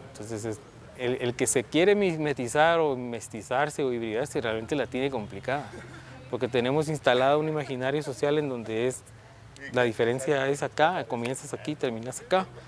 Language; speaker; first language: Spanish; native; Spanish